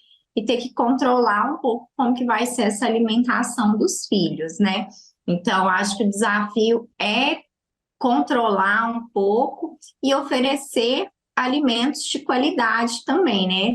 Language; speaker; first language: Portuguese; native; Portuguese